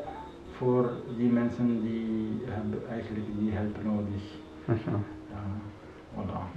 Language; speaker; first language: Dutch; non-native, learner; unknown